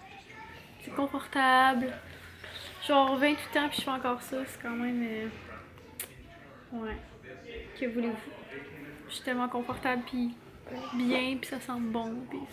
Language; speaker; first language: French; native; French